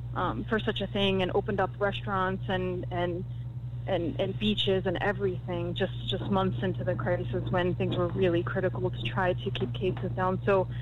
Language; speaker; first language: English; native; English